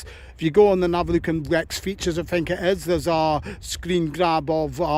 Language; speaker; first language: English; native; English